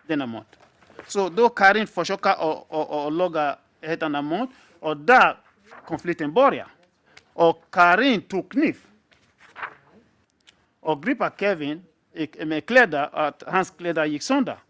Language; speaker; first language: Swedish; non-native, fluent; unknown